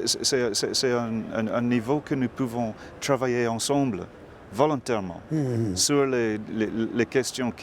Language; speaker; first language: French; non-native, fluent; English